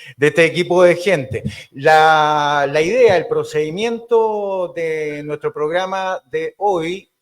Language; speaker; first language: Spanish; native; Spanish